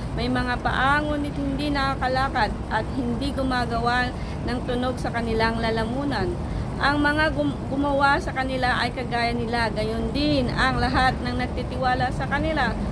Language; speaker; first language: Filipino; non-native, local second language; Iloko